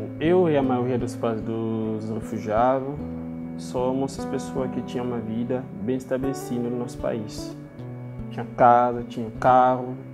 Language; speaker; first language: Portuguese; non-native, learner; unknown